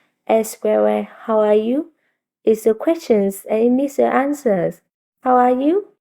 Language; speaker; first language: English; non-native, fluent; Vietnamese